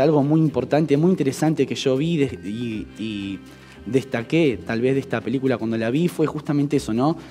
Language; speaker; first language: Spanish; native; Spanish